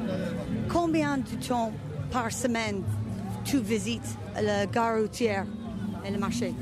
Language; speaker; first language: French; non-native, fluent; English